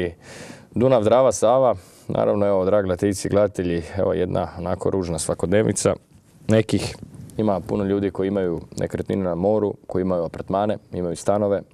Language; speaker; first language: Croatian; native; Croatian